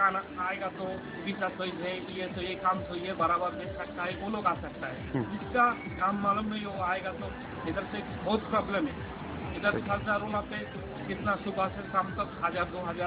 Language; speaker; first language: Hindi; non-native, learner; Bangla